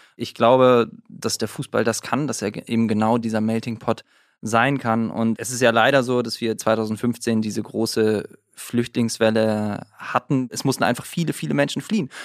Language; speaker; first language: German; native; German